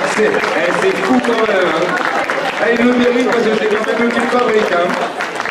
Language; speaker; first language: French; native; French